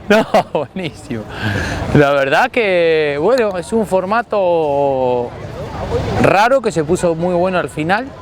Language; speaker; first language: Spanish; native; Spanish